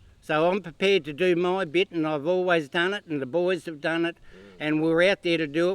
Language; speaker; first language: English; native; English